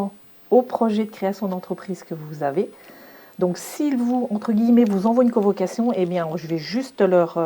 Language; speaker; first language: French; native; French